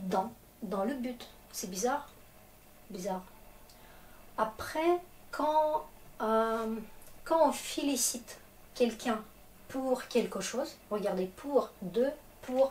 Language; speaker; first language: French; non-native, fluent; Russian